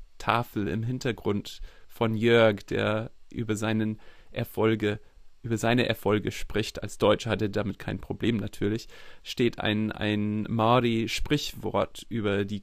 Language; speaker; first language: German; non-native, fluent; English